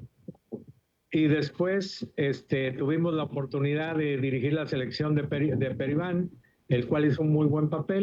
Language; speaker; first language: Spanish; native; Spanish